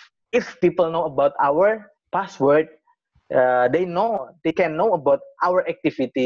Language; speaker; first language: English; non-native, learner; Indonesian